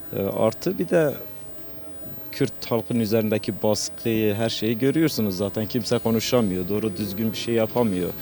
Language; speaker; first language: Turkish; non-native, local second language; Kurdish